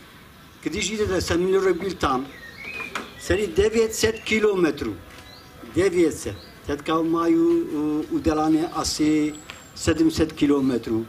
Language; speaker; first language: Czech; non-native, fluent; Kurdish